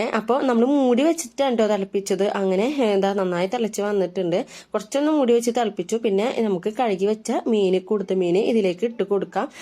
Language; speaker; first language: Malayalam; native; Malayalam